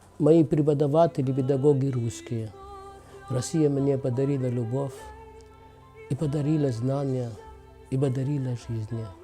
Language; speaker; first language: Russian; non-native, fluent; Arabic